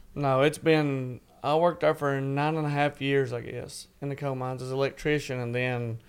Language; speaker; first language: English; native; English